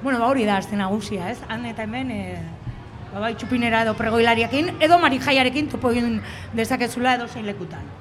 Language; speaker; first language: Basque; native; Basque